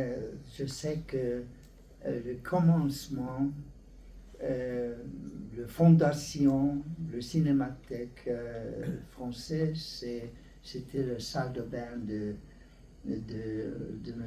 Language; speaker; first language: French; non-native, learner; Hungarian